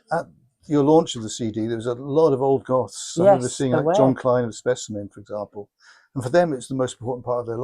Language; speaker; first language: English; native; English